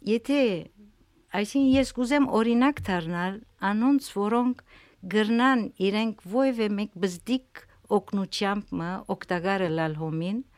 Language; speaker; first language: Armenian; early bilingual, heritage; Armenian